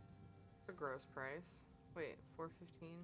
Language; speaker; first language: English; native; English